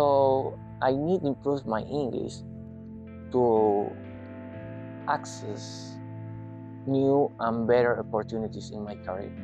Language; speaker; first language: English; non-native, learner; Spanish